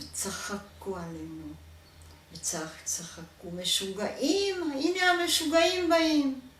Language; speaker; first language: Hebrew; non-native, fluent; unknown